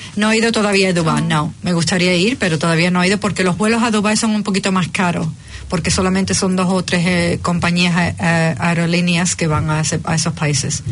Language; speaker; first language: Spanish; native; Spanish